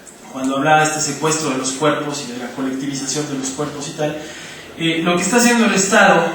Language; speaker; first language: Spanish; native; Spanish